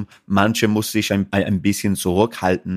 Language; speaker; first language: German; non-native, fluent; English